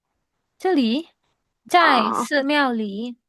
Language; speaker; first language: Chinese; non-native, fluent; Khmer